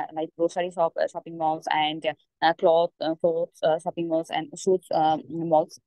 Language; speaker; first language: English; non-native, local second language; Bangla